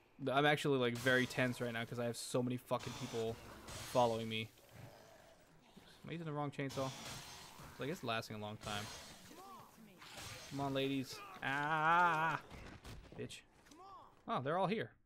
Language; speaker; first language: English; native; English